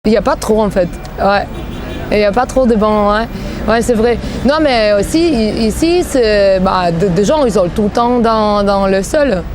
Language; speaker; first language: French; non-native, fluent; Bulgarian